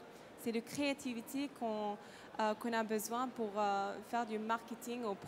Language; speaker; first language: French; non-native, learner; Arabic